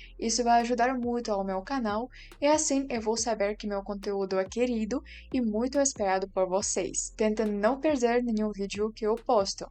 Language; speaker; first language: Portuguese; non-native, fluent; Russian